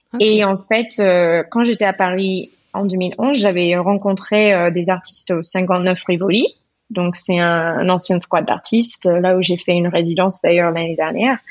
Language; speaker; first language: French; non-native, fluent; English